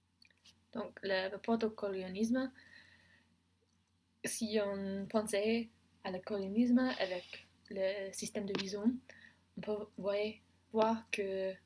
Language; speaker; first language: French; non-native, learner; English